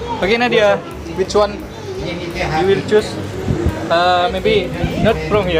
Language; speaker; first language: English; non-native, learner; Indonesian